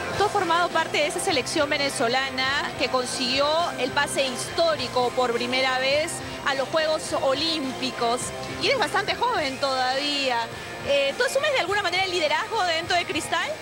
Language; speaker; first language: Spanish; native; Spanish